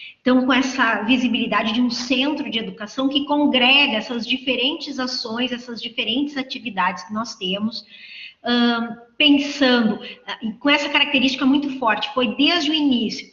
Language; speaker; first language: Portuguese; native; Portuguese